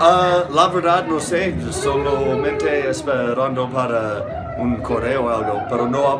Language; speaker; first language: Spanish; non-native, learner; English